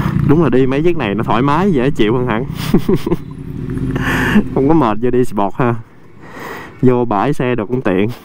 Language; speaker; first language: Vietnamese; native; Vietnamese